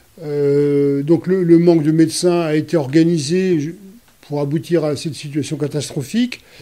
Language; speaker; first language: French; native; French